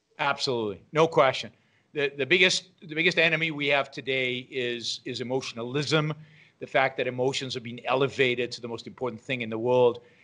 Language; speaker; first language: English; non-native, fluent; Hebrew